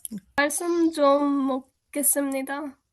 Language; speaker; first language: Korean; non-native, learner; English